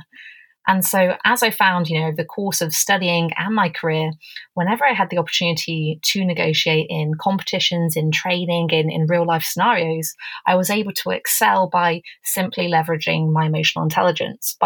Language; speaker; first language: English; native; English